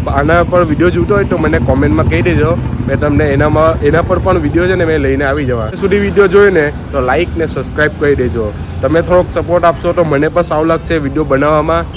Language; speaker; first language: Gujarati; native; Gujarati